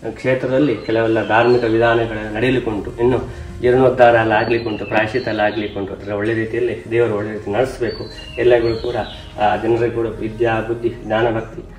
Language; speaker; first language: Kannada; non-native, local second language; Tulu